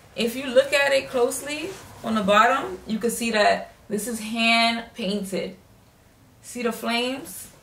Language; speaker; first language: English; native; English